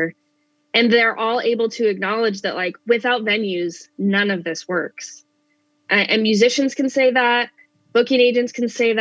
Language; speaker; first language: English; native; English